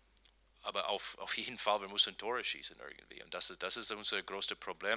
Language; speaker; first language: German; non-native, learner; English